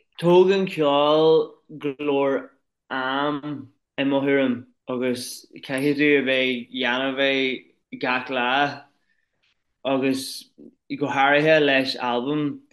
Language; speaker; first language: Irish; non-native, local second language; English